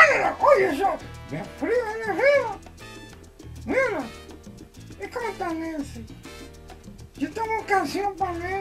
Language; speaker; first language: Spanish; early bilingual, heritage; Spanish